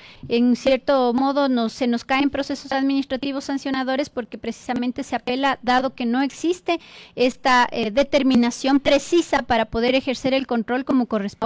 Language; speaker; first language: Spanish; native; Spanish